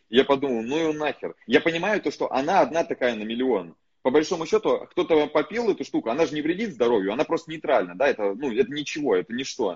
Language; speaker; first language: Russian; native; Russian